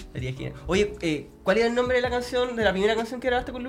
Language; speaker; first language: Spanish; native; Spanish